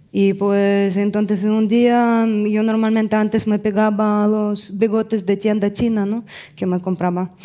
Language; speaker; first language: Spanish; non-native, fluent; Russian